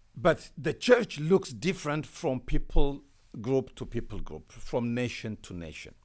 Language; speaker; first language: English; non-native, fluent; Amharic